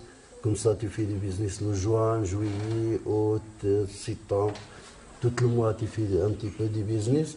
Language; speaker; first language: French; non-native, learner; Arabic